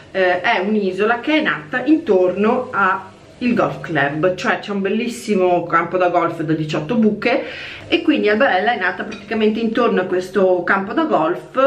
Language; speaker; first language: Italian; native; Italian